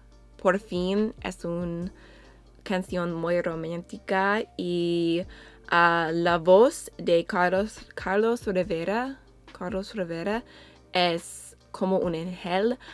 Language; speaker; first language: Spanish; non-native, learner; English